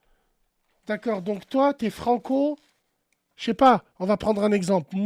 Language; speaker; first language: French; native; French